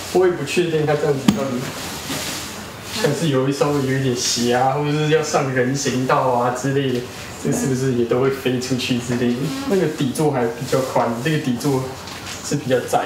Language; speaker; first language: Chinese; native; Chinese